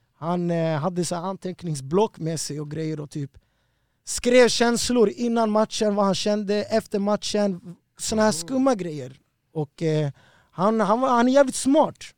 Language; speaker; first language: Swedish; early bilingual, other home language; Spanish